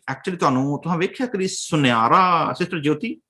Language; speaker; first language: Urdu; non-native, local second language; Punjabi